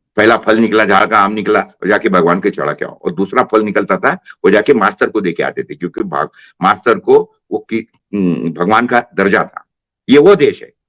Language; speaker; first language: Hindi; non-native, local second language; Marathi